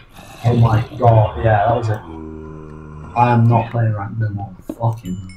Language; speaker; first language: English; native; English